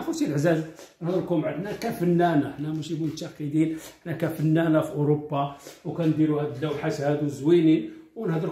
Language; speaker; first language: Arabic; native; Arabic